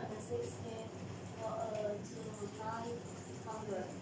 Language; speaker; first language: English; non-native, learner; Chinese